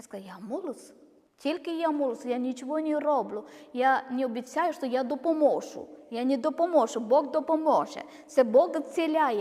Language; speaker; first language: Ukrainian; non-native, learner; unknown